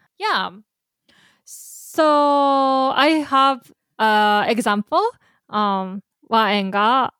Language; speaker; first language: English; non-native, fluent; Japanese